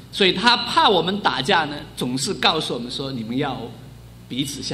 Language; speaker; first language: Chinese; native; Chinese